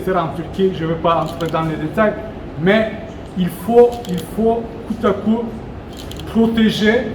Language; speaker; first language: French; non-native, fluent; Turkish